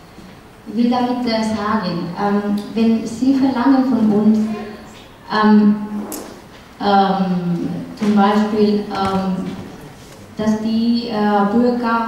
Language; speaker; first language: German; non-native, fluent; Spanish